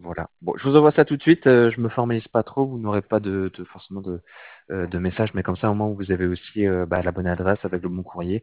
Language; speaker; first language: French; native; French